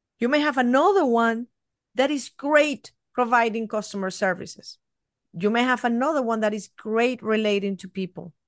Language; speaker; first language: English; non-native, fluent; Spanish